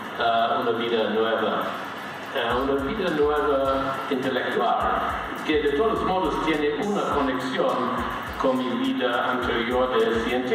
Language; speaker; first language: Spanish; non-native, fluent; German